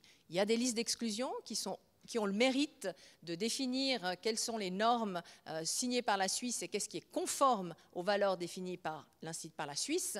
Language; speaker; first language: French; native; French